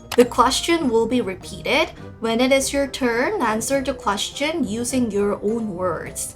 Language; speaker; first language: English; non-native, fluent; Korean